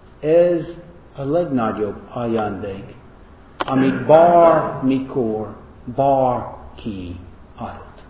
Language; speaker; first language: Hungarian; non-native, fluent; English